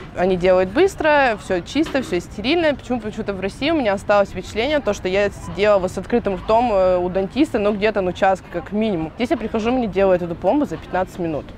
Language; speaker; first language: Russian; native; Russian